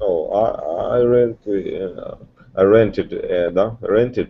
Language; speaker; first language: English; non-native, learner; Russian